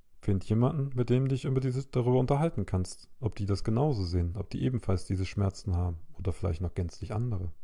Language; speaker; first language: German; native; German